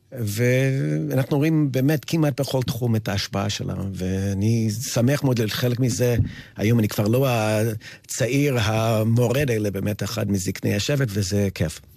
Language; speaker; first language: Hebrew; non-native, fluent; English